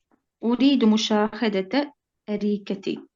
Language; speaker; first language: Arabic; non-native, learner; Bosnian